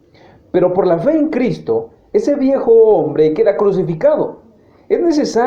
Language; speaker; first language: Spanish; native; Spanish